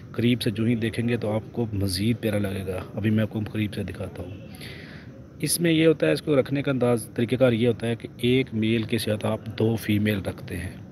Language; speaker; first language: Urdu; non-native, local second language; Punjabi